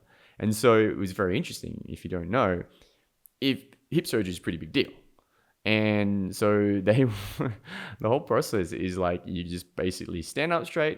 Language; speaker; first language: English; native; English